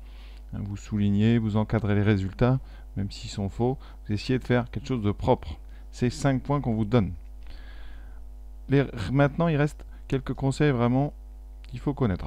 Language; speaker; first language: French; native; French